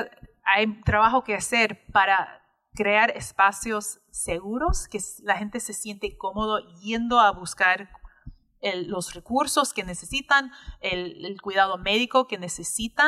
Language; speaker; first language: Spanish; early bilingual, heritage; English